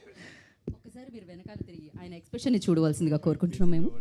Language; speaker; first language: Telugu; native; Telugu